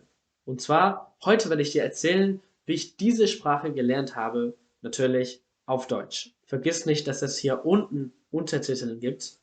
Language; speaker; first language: German; non-native, fluent; Spanish